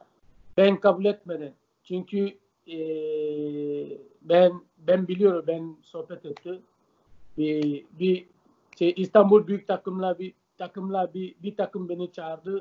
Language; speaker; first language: Turkish; non-native, learner; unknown